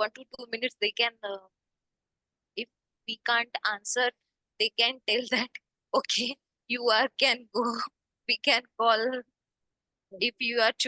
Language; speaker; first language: English; non-native, learner; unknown